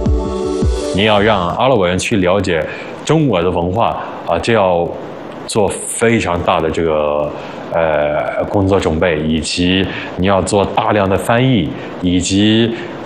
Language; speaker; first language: Chinese; early bilingual, other home language; Arabic